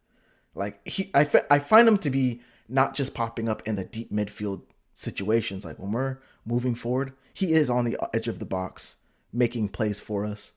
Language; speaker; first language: English; native; English